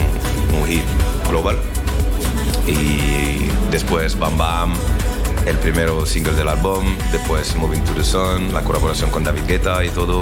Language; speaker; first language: Spanish; non-native, learner; French